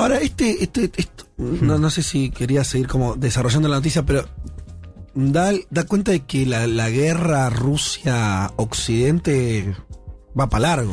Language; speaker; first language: Spanish; native; Spanish